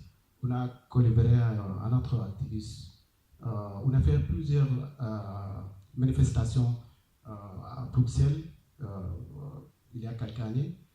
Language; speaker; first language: French; non-native, learner; Arabic